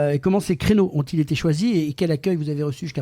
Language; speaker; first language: French; native; French